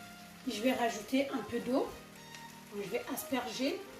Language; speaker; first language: French; non-native, fluent; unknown